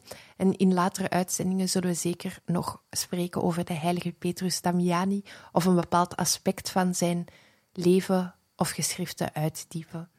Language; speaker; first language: Dutch; native; Dutch